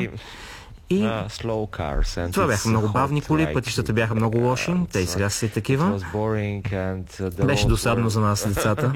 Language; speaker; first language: Bulgarian; non-native, fluent; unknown